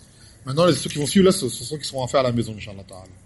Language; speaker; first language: French; native; French